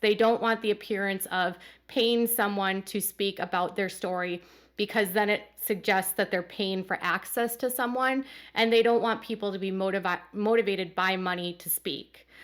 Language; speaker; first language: English; native; English